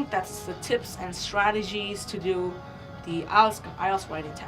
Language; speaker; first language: English; non-native, learner; Vietnamese